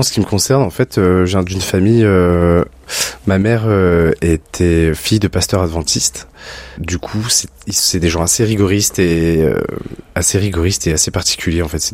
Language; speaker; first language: French; native; French